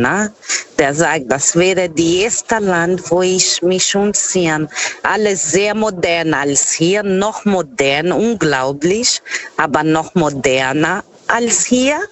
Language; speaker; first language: German; non-native, learner; Portuguese